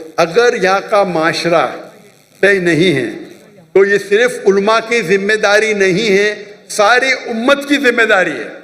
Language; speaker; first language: Urdu; non-native, local second language; Konkani